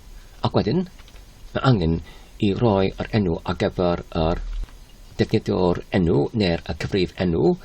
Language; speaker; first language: Welsh; non-native, learner; Polish